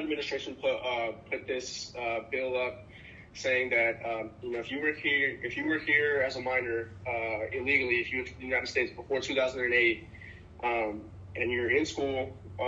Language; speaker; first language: English; native; English